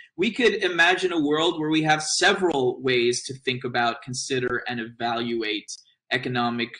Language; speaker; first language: English; native; English